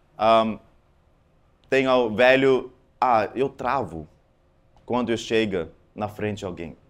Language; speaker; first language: Portuguese; non-native, fluent; Afrikaans